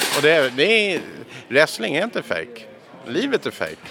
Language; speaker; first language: Swedish; non-native, fluent; English